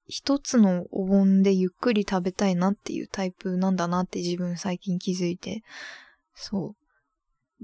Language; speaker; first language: Japanese; native; Japanese